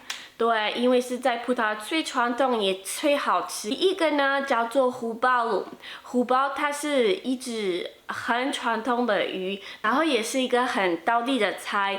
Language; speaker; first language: Chinese; non-native, fluent; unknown